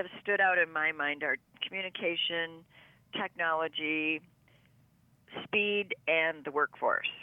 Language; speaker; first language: English; native; English